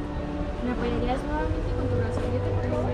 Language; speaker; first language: Spanish; native; Spanish